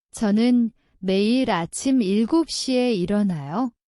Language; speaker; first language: Korean; non-native, learner; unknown